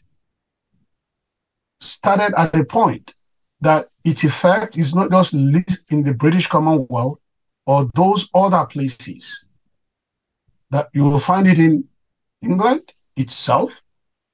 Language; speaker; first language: English; non-native, local second language; Yoruba